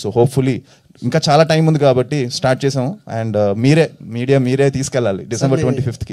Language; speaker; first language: Telugu; native; Telugu